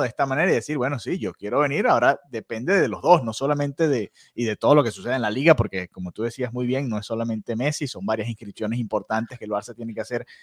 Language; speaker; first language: Spanish; native; Spanish